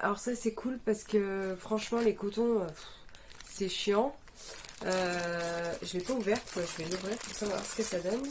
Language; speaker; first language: French; native; French